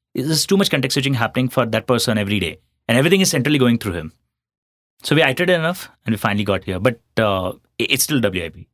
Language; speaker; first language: English; non-native, local second language; Hindi